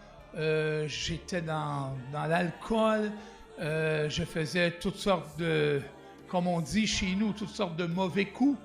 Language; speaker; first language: French; native; French